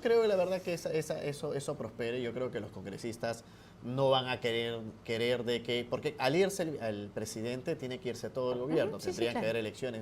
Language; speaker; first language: Spanish; native; Spanish